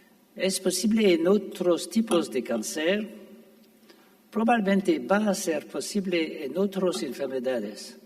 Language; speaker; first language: Spanish; non-native, fluent; French